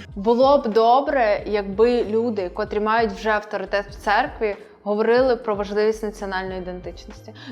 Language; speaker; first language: Ukrainian; non-native, local second language; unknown